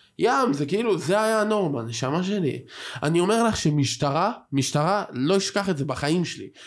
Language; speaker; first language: Hebrew; native; Hebrew